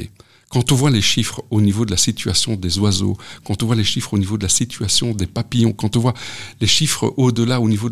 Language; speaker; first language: French; native; French